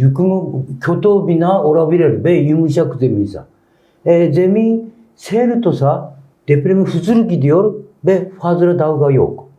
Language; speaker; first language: Turkish; non-native, learner; Japanese